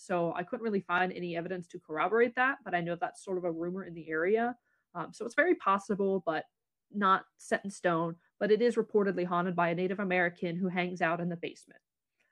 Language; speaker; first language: English; native; English